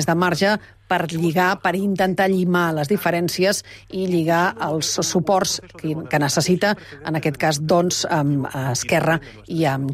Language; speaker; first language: Catalan; native; Catalan